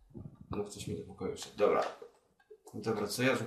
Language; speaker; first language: Polish; native; Polish